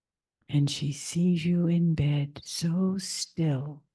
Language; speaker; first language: English; native; English